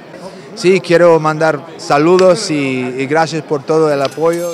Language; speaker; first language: Spanish; non-native, fluent; English